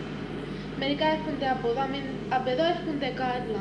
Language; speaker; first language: Greek; early bilingual, heritage; Greek